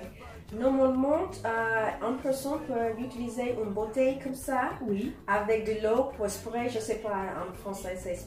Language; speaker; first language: French; non-native, learner; English